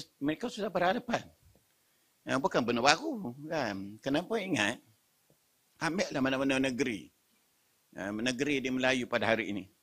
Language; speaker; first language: Malay; native; Malay